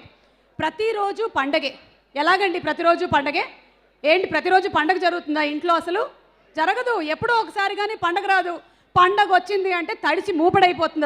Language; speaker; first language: Telugu; native; Telugu